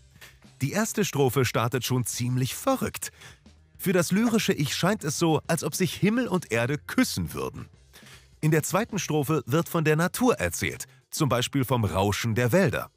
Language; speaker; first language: German; native; German